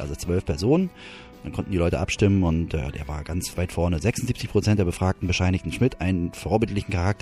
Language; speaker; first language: German; native; German